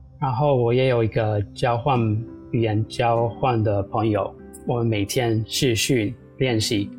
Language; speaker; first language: Chinese; non-native, fluent; English